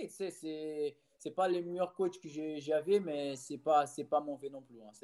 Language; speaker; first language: French; non-native, fluent; Portuguese